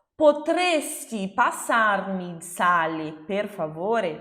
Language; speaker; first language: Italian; non-native, fluent; Portuguese